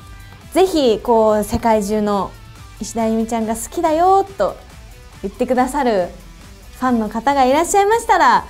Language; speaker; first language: Japanese; native; Japanese